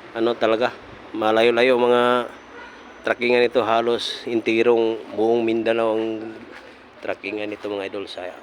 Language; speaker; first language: Filipino; non-native, local second language; Bikol